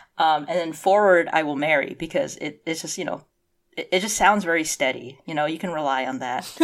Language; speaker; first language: English; early bilingual, other home language; Cantonese